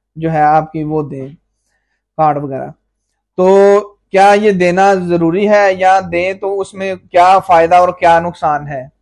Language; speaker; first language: Urdu; non-native, local second language; Punjabi